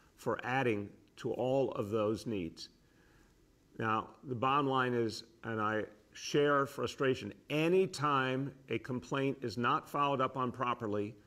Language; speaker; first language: English; native; English